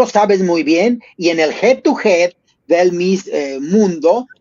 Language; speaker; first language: Spanish; native; Spanish